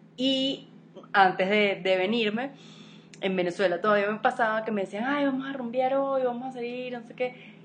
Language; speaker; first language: Spanish; native; Spanish